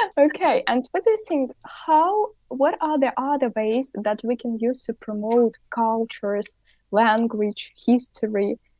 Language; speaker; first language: English; non-native, fluent; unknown